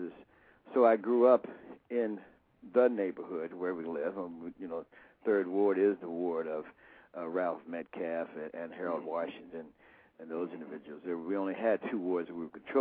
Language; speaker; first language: English; native; English